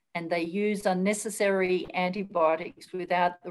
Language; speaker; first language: English; native; English